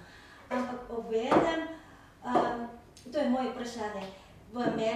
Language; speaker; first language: Slovenian; non-native, learner; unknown